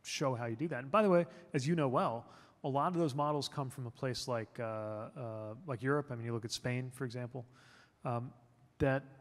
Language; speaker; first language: English; native; English